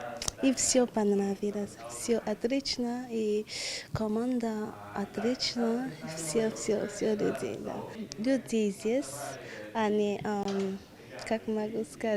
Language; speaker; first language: Russian; non-native, learner; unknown